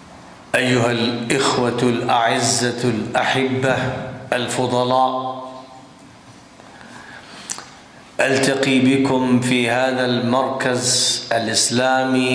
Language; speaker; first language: Arabic; non-native, fluent; Urdu